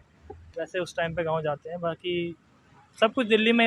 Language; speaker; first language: Hindi; native; Hindi